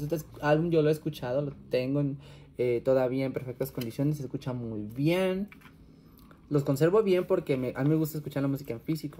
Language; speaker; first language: Spanish; native; Spanish